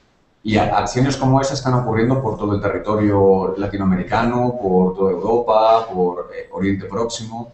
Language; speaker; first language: Spanish; native; Spanish